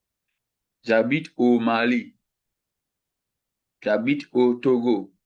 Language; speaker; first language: French; non-native, fluent; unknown